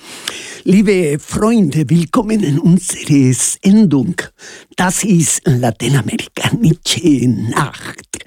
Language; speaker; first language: German; non-native, learner; Spanish